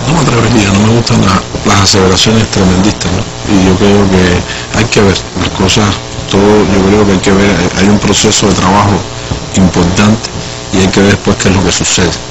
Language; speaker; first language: Spanish; native; Spanish